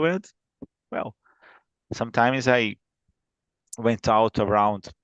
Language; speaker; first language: English; non-native, fluent; Portuguese